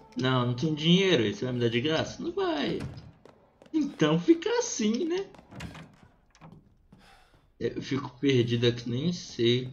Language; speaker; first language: Portuguese; native; Portuguese